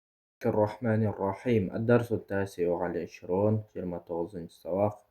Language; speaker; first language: Arabic; non-native, fluent; Kyrgyz